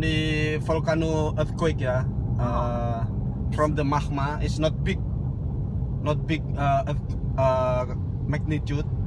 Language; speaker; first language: English; non-native, learner; Balinese